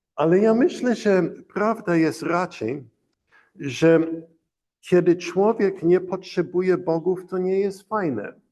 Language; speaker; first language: Polish; early bilingual, heritage; Polish